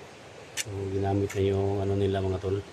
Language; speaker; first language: Filipino; non-native, local second language; Cebuano